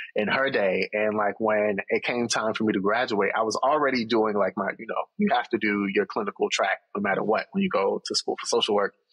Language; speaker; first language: English; native; English